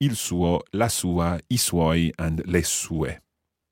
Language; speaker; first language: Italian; non-native, fluent; English